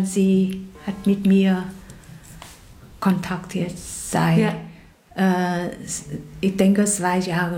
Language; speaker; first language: German; non-native, learner; Vietnamese